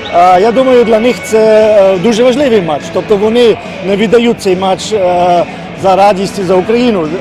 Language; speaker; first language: Ukrainian; early bilingual, heritage; Ukrainian